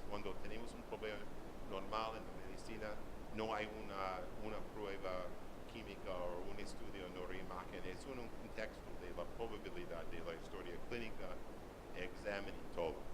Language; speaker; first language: Spanish; non-native, learner; English